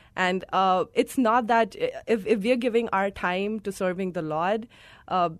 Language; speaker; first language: English; non-native, local second language; Hindi